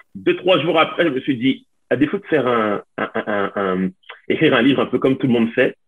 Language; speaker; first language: French; native; French